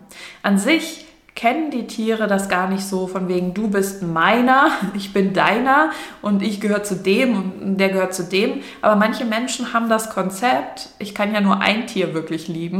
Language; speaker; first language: German; native; German